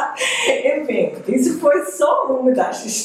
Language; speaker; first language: Portuguese; non-native, fluent; English